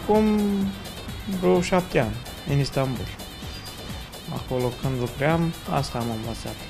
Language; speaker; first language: Romanian; non-native, learner; Turkish